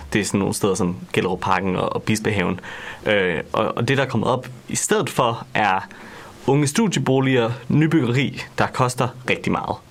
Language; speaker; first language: Danish; native; Danish